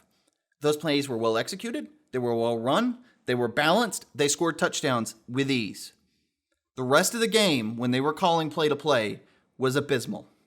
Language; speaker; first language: English; native; English